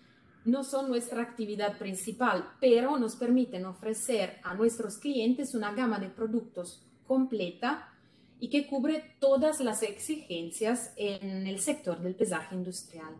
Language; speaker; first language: Spanish; non-native, fluent; Italian